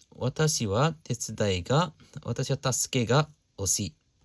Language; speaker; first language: Japanese; non-native, fluent; Nepali